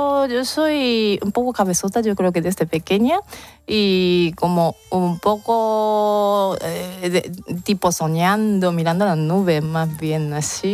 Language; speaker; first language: Spanish; non-native, fluent; Japanese